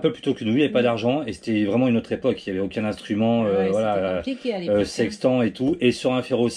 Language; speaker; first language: French; native; French